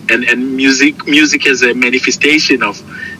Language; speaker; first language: English; non-native, local second language; Zulu